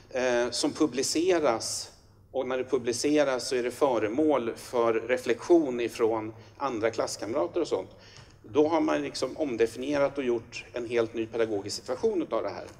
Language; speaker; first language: Swedish; native; Swedish